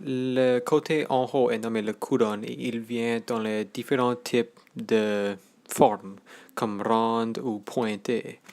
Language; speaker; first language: French; non-native, local second language; English